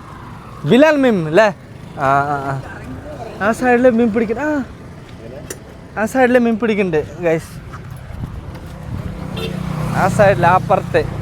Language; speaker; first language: Malayalam; non-native, learner; Bangla